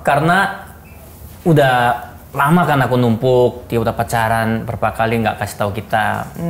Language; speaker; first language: Indonesian; non-native, fluent; Korean